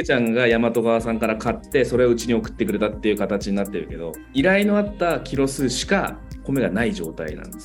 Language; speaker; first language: Japanese; native; Japanese